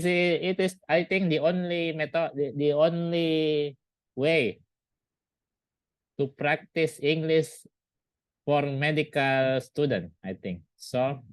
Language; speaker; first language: English; non-native, learner; Indonesian